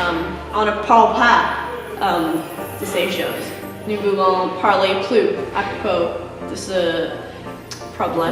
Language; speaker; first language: French; non-native, learner; English